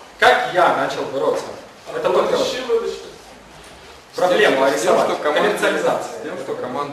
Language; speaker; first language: Russian; non-native, local second language; Ukrainian